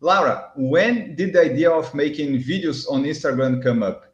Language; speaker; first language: English; non-native, learner; Portuguese